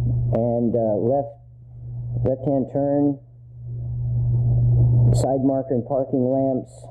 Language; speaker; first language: English; native; English